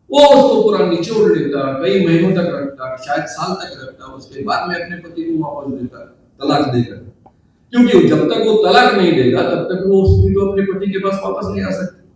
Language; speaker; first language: Hindi; non-native, local second language; Marathi